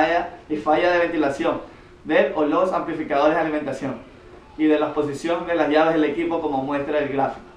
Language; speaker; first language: Spanish; native; Spanish